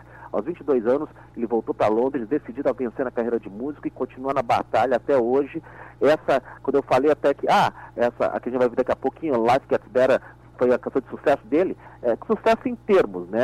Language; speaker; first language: Portuguese; native; Portuguese